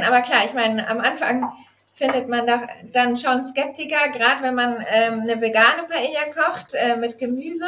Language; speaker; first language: German; native; German